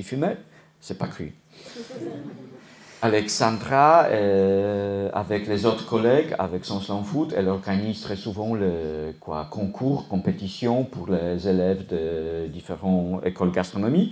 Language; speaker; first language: French; non-native, fluent; Polish